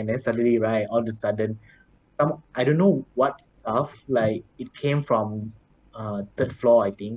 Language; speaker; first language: English; non-native, local second language; Thai